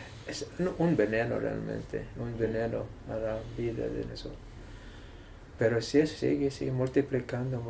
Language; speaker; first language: Spanish; non-native, learner; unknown